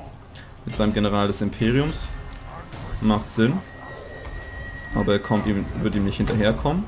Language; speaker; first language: German; native; German